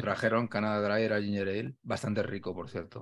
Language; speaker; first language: Spanish; native; Spanish